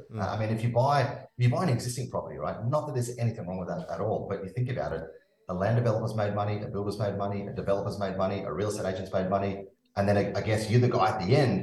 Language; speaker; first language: English; native; English